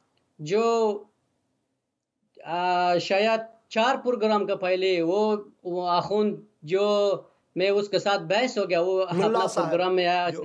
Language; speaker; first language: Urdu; non-native, learner; Persian